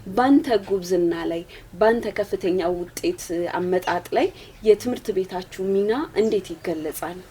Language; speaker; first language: Amharic; non-native, local second language; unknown